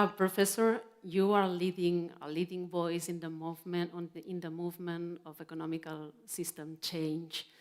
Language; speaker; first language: English; non-native, fluent; Catalan